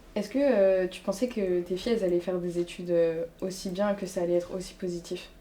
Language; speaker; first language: French; early bilingual, other home language; Arabic